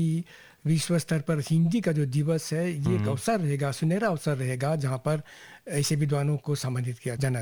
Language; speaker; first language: Hindi; native; Hindi